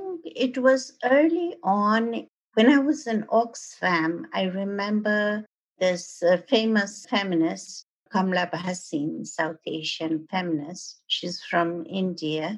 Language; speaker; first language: English; non-native, local second language; Nepali